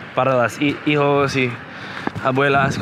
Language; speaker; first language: Spanish; non-native, learner; English